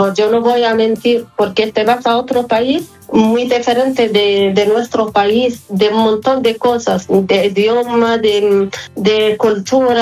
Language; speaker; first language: Spanish; non-native, fluent; Arabic